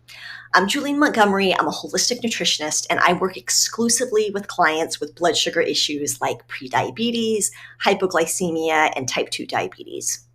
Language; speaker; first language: English; native; English